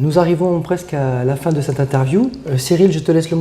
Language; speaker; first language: French; native; French